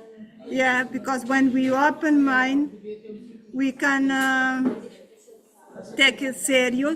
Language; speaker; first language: English; non-native, learner; Portuguese